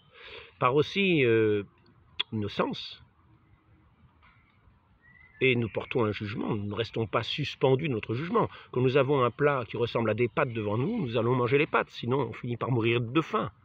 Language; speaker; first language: French; native; French